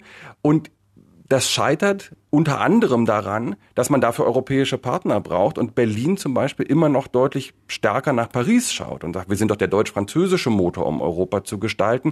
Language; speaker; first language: German; native; German